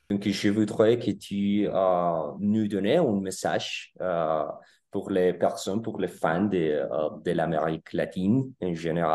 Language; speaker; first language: French; non-native, learner; Spanish